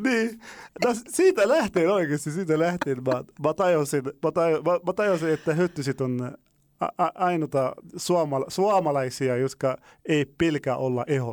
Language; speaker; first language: Finnish; non-native, fluent; Arabic